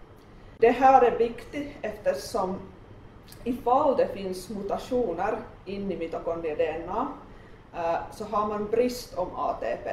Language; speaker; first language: Swedish; non-native, local second language; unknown